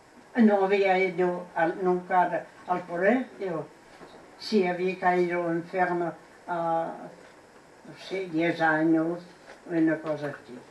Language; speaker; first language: Spanish; non-native, fluent; French